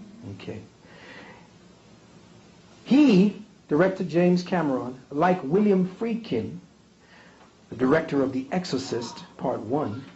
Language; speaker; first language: English; native; English